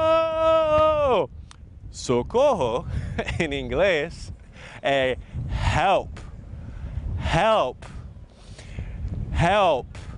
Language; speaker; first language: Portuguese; non-native, fluent; English